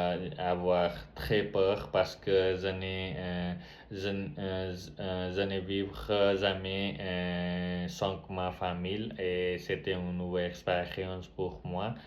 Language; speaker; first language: French; non-native, learner; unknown